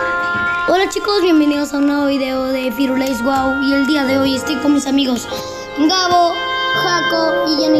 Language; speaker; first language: Spanish; native; Spanish